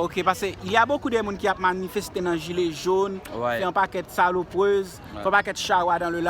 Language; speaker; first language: French; non-native, learner; Haitian Creole